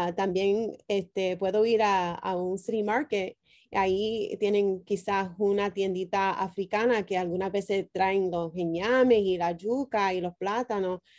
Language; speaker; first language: Spanish; early bilingual, heritage; Spanish